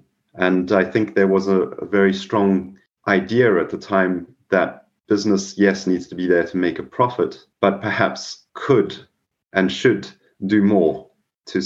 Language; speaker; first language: English; native; English